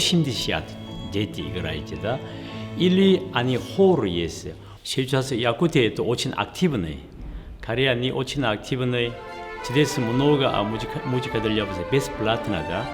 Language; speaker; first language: Russian; non-native, learner; Korean